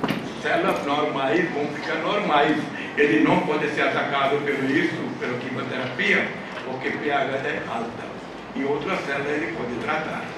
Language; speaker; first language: Portuguese; non-native, fluent; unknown